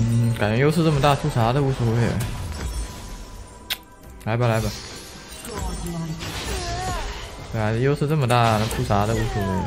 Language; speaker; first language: Chinese; native; Chinese